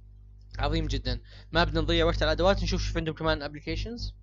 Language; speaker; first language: Arabic; native; Arabic